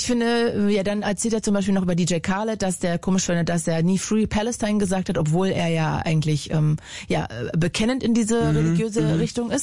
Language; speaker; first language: German; native; German